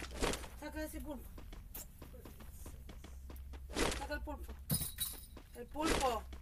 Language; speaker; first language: Spanish; native; Spanish